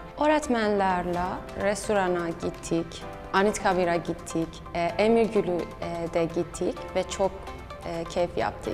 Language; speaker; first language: Turkish; non-native, learner; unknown